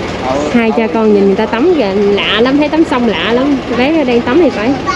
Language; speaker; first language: Vietnamese; native; Vietnamese